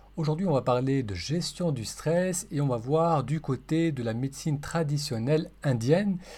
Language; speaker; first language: French; native; French